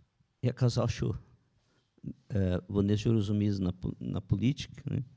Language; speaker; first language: Ukrainian; early bilingual, heritage; Portuguese